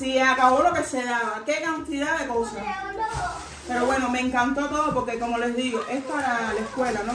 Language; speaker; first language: Spanish; native; Spanish